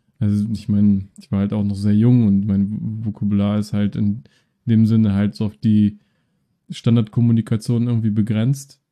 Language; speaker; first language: German; early bilingual, other home language; Russian